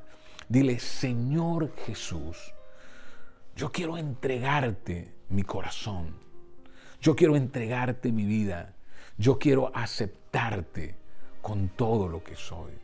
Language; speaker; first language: Spanish; native; Spanish